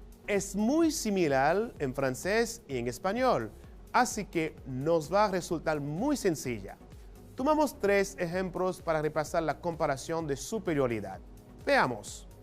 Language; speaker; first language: Spanish; non-native, fluent; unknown